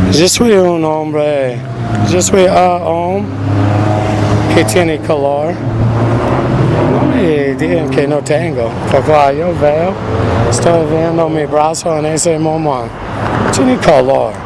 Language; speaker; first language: Spanish; non-native, fluent; English